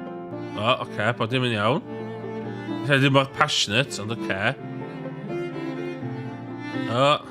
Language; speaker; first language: Welsh; native; Welsh